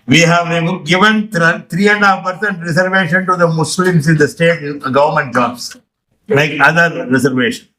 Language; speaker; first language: English; non-native, local second language; Tamil